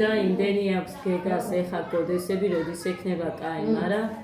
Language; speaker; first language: Georgian; native; Georgian